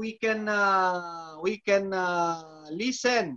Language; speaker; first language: English; non-native, local second language; Filipino